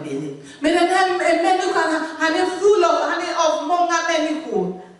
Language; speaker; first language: Swedish; non-native, fluent; Lingala